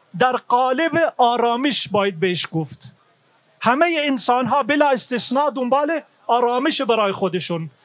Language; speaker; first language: Persian; non-native, fluent; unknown